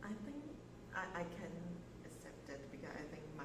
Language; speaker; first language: English; non-native, learner; Chinese